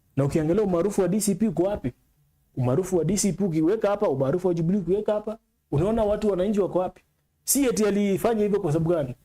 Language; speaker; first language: Swahili; non-native, local second language; Luyia